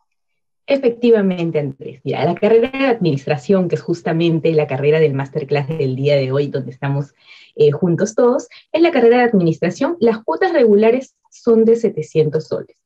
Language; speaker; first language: Spanish; native; Spanish